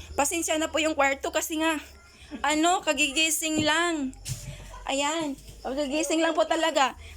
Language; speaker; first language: Filipino; non-native, local second language; Cebuano